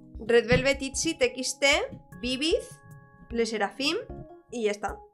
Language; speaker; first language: Spanish; native; Spanish